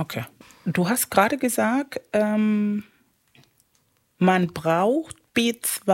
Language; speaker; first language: German; non-native, fluent; Spanish